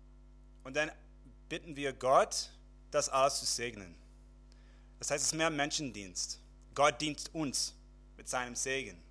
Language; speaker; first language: German; non-native, fluent; English